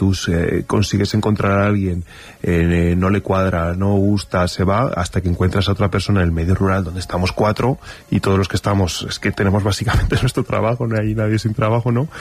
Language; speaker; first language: Spanish; native; Spanish